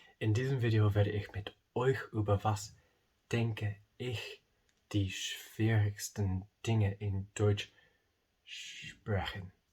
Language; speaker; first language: German; non-native, learner; English